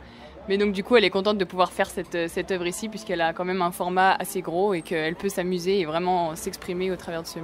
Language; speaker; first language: French; native; French